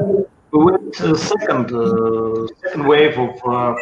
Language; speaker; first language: English; non-native, learner; Russian